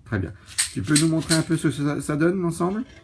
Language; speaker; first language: French; native; French